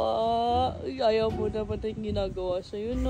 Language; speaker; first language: Filipino; non-native, local second language; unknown